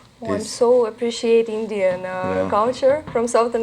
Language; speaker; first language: English; non-native, learner; Russian